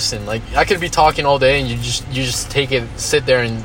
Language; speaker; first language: English; non-native, fluent; Spanish